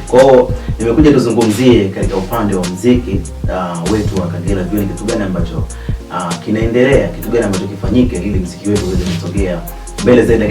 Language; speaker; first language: Swahili; native; Swahili